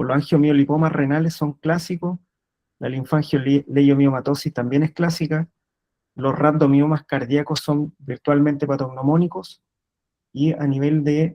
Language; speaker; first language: Spanish; native; Spanish